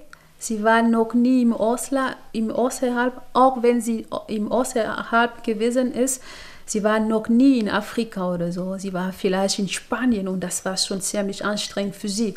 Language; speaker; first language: German; non-native, fluent; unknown